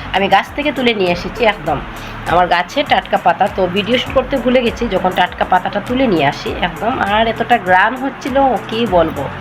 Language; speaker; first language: Bangla; native; Bangla